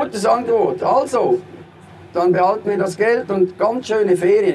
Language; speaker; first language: German; native; German